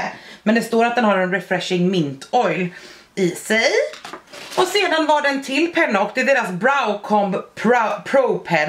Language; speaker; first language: Swedish; native; Swedish